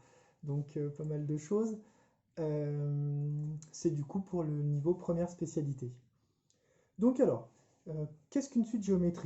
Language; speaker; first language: French; native; French